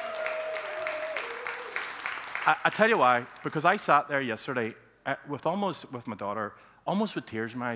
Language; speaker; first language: English; native; English